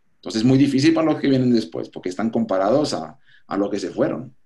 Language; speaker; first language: Spanish; non-native, fluent; French